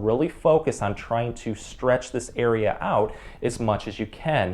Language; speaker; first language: English; native; English